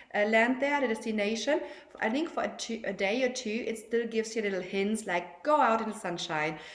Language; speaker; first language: English; non-native, fluent; German